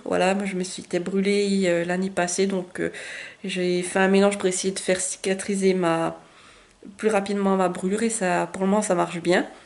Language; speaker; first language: French; native; French